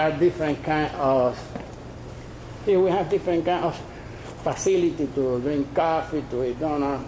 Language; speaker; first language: English; non-native, learner; Spanish